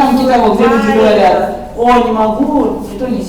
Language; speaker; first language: Russian; native; Russian